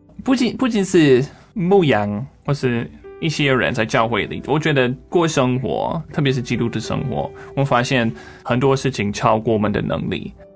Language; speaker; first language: Chinese; non-native, fluent; English